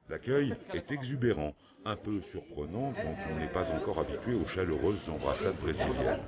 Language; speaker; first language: French; native; French